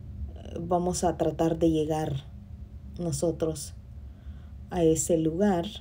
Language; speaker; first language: Spanish; native; Spanish